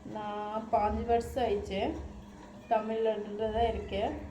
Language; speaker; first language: Tamil; non-native, learner; Hindi